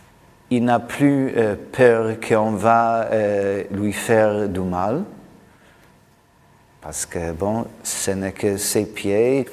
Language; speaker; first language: French; non-native, fluent; English